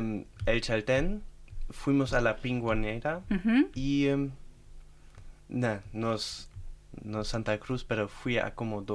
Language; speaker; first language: Spanish; non-native, fluent; German